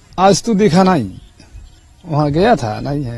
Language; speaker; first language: Hindi; non-native, local second language; Bangla